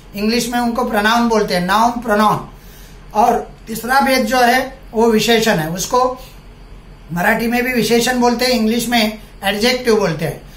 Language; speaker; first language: Hindi; non-native, local second language; Marathi